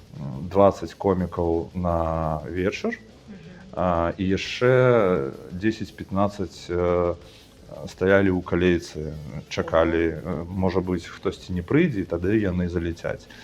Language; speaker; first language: Belarusian; non-native, local second language; Russian